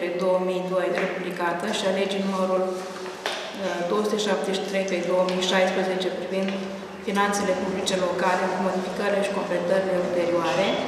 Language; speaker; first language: Romanian; native; Romanian